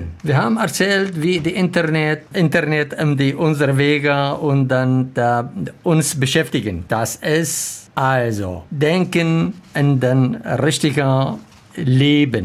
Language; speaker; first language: German; non-native, learner; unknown